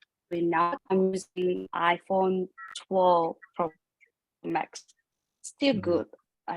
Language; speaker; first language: English; non-native, learner; Korean